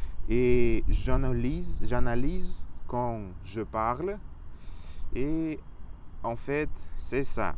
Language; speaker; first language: French; non-native, learner; Russian